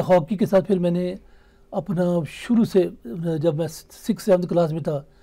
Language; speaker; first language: Urdu; native; Urdu